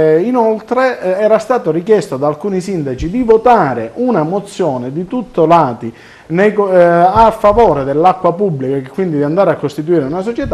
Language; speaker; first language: Italian; native; Italian